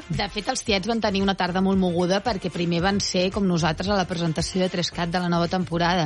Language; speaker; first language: Catalan; native; Catalan